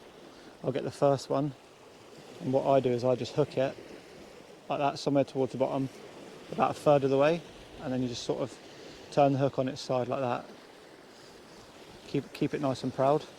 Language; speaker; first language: English; native; English